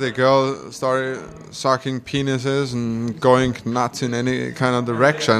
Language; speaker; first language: English; non-native, fluent; German